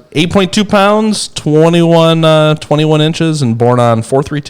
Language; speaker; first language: English; native; English